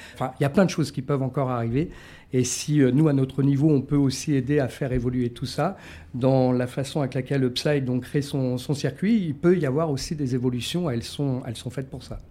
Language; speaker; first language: French; native; French